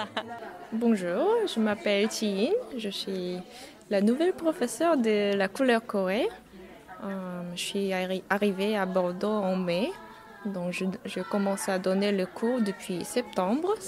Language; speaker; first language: French; non-native, fluent; Korean